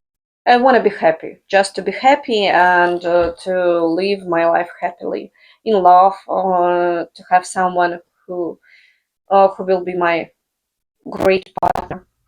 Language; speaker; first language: English; non-native, fluent; Russian